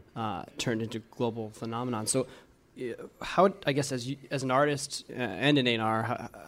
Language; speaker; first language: English; native; English